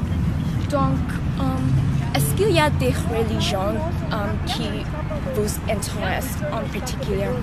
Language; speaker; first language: French; non-native, learner; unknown